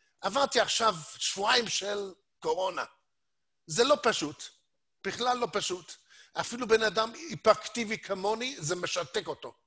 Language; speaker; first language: Hebrew; non-native, fluent; English